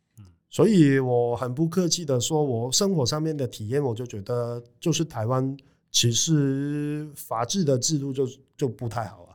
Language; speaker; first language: Chinese; non-native, local second language; Cantonese